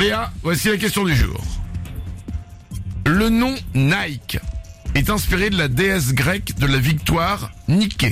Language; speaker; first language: French; native; French